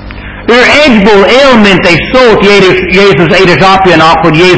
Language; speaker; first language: Hungarian; non-native, fluent; English